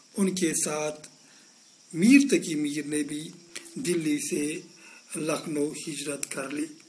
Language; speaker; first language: Urdu; non-native, local second language; Kashmiri